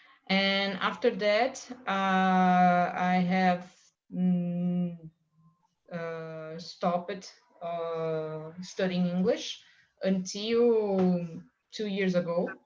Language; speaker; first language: English; non-native, fluent; Portuguese